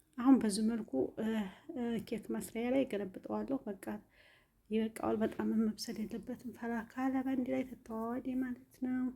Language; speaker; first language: Amharic; native; Amharic